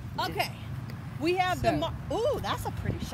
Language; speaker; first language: English; native; English